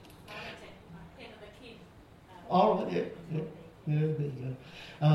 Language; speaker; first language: English; native; English